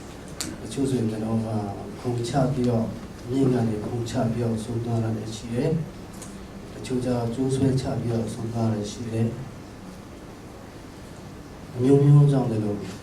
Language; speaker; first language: Burmese; non-native, local second language; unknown